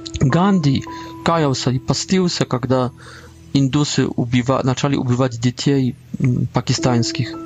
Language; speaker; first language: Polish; non-native, learner; Russian